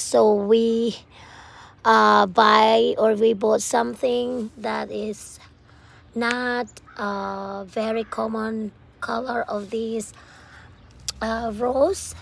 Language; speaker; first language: English; non-native, local second language; Cebuano